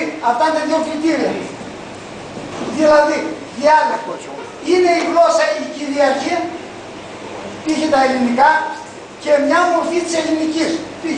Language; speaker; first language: Greek; non-native, local second language; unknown